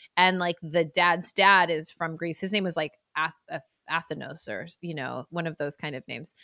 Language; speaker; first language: English; native; English